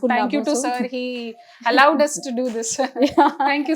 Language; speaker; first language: Telugu; non-native, fluent; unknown